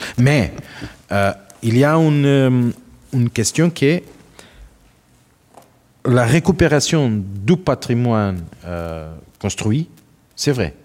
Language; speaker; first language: French; non-native, learner; Portuguese